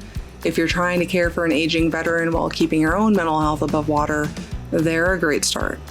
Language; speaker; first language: English; native; English